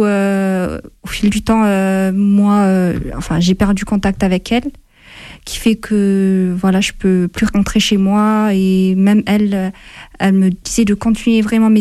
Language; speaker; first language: French; non-native, fluent; Amharic